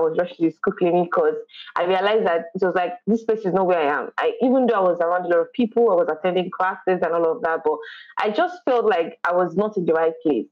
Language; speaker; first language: English; non-native, local second language; Yoruba